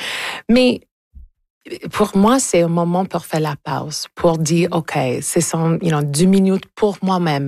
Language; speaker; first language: French; non-native, local second language; English